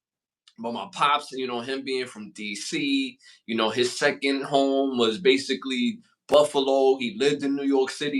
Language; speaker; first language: English; native; English